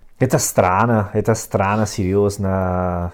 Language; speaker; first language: Russian; non-native, learner; Italian